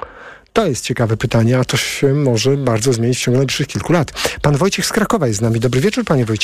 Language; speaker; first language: Polish; native; Polish